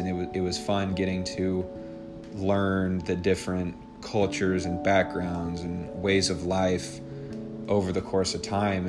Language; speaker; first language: English; native; English